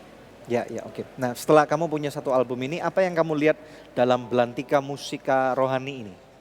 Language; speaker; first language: Indonesian; native; Indonesian